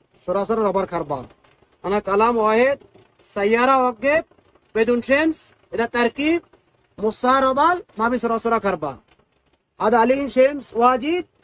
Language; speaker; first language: Arabic; non-native, learner; Bangla